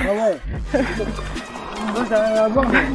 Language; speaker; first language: French; native; French